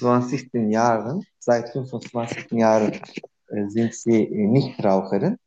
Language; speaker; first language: German; non-native, learner; Turkish